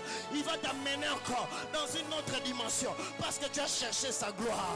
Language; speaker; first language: French; non-native, local second language; Lingala